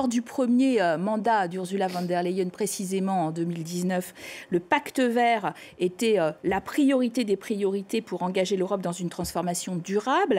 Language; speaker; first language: French; native; French